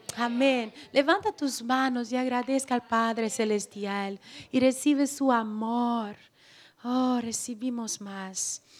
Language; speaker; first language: Spanish; non-native, fluent; Portuguese